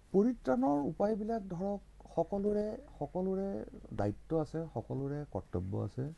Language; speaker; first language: Assamese; native; Assamese